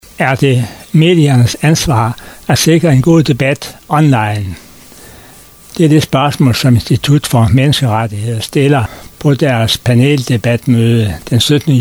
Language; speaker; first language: Danish; native; Danish